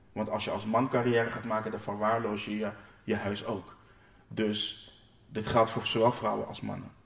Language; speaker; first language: Dutch; non-native, local second language; Papiamento